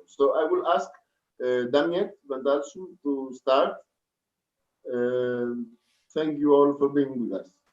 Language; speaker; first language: English; non-native, fluent; Greek